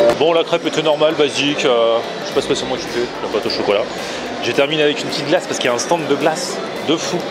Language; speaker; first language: French; native; French